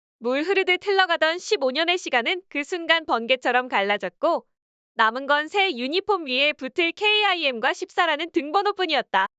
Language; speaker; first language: Korean; native; Korean